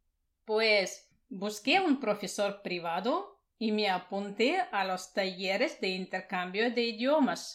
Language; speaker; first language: Spanish; non-native, fluent; Russian